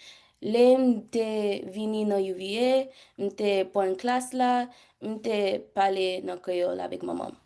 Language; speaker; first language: Haitian Creole; early bilingual, heritage; English